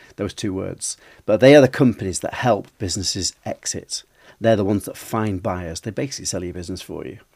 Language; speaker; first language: English; native; English